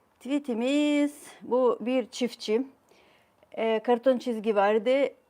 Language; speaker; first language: Turkish; non-native, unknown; Ukrainian